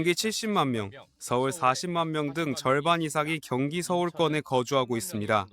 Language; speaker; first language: Korean; native; Korean